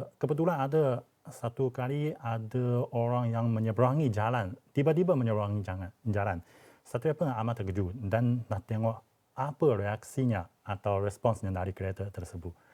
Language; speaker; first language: Malay; non-native, fluent; Chinese